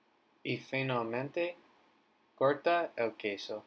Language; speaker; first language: Spanish; non-native, learner; English